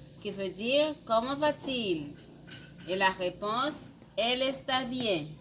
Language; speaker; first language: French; non-native, fluent; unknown